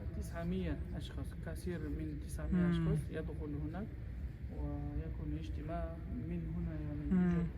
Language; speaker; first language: Arabic; non-native, learner; Kazakh